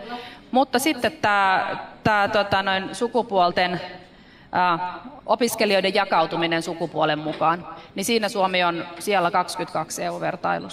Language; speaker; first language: Finnish; native; Finnish